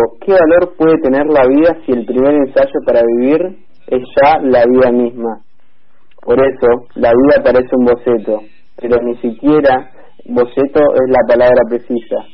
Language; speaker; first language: Spanish; native; Spanish